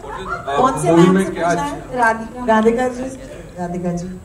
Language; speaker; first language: Hindi; native; Hindi